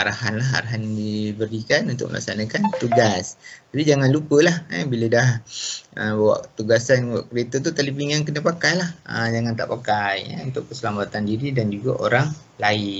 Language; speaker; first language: Malay; native; Malay